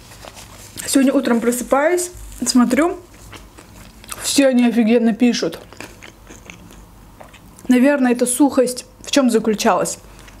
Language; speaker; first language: Russian; native; Russian